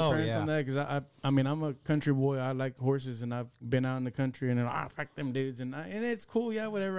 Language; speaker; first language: English; early bilingual, other home language; Spanish